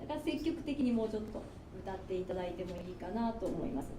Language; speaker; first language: Japanese; native; Japanese